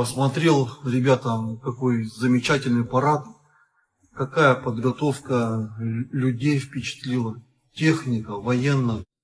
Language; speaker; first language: Russian; native; Russian